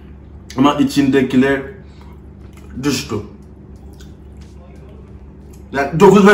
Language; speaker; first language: Turkish; non-native, learner; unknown